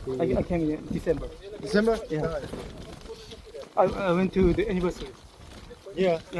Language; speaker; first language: English; non-native, learner; Korean